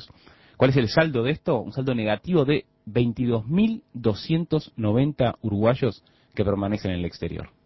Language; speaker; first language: Spanish; native; Spanish